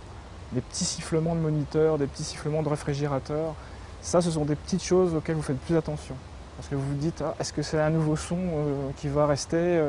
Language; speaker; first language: French; native; French